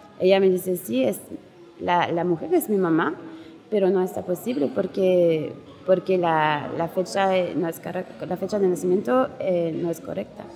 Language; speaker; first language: Spanish; non-native, learner; French